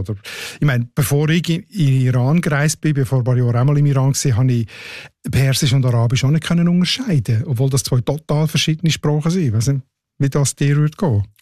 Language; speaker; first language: German; native; German